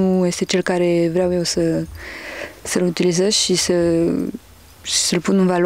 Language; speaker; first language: Romanian; early bilingual, heritage; Romanian